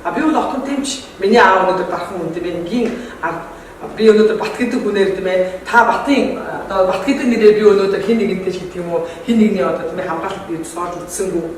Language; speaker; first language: Mongolian; native; Mongolian